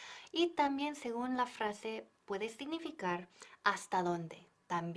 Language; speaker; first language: Spanish; non-native, fluent; English